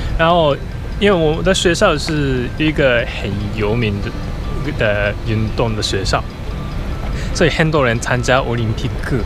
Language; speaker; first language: Chinese; non-native, fluent; Japanese